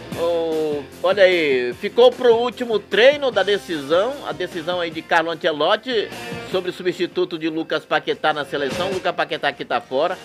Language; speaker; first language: Portuguese; native; Portuguese